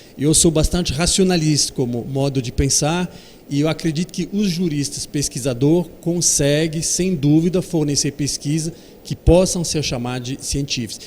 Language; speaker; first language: Portuguese; non-native, fluent; French